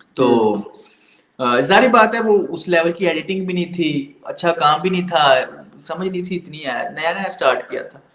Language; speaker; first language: Urdu; non-native, local second language; Punjabi